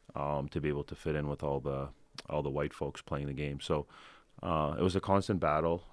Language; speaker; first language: English; early bilingual, other home language; Ukrainian